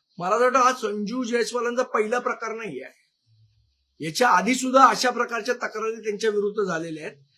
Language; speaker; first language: Marathi; native; Marathi